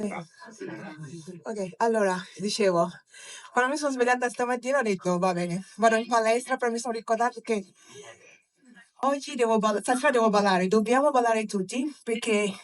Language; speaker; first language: Italian; early bilingual, other home language; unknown